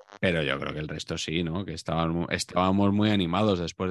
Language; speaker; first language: Spanish; native; Spanish